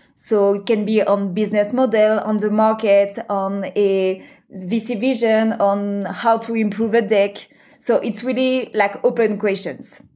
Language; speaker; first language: English; non-native, fluent; French